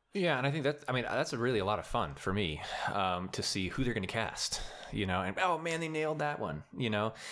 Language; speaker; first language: English; native; English